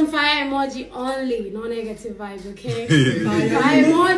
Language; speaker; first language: English; non-native, local second language; Swahili